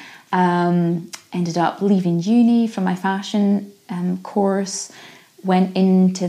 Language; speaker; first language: English; native; English